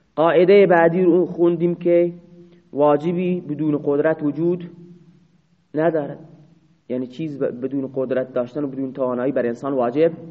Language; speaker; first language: Persian; non-native, local second language; Baluchi